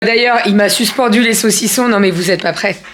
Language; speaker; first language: French; native; French